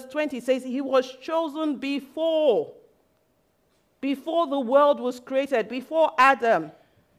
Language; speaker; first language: English; non-native, local second language; Yoruba